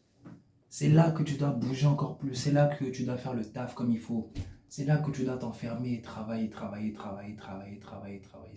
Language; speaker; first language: French; native; French